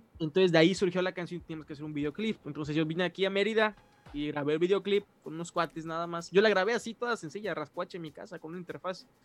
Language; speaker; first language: Spanish; native; Spanish